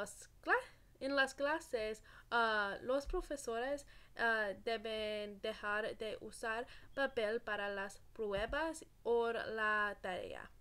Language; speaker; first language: Spanish; non-native, learner; English